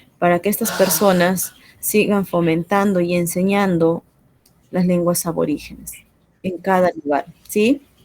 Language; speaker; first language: Spanish; non-native, local second language; Quechua